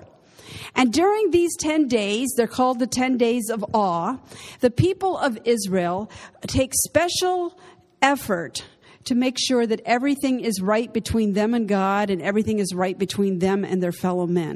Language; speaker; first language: English; native; English